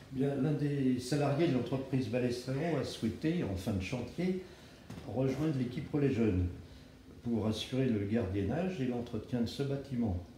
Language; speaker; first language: French; native; French